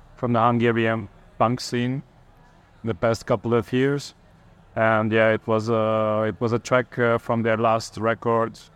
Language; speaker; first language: English; non-native, fluent; Hungarian